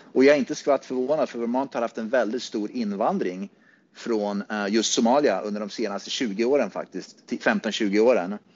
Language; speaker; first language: Swedish; native; Swedish